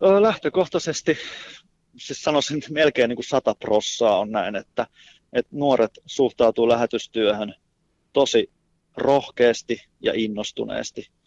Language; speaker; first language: Finnish; native; Finnish